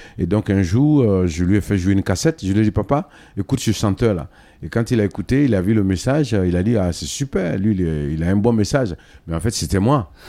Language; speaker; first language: French; non-native, local second language; Dyula